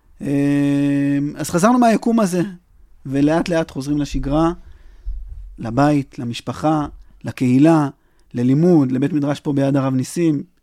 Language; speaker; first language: Hebrew; native; Hebrew